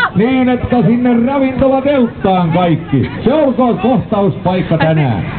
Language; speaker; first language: Finnish; native; Finnish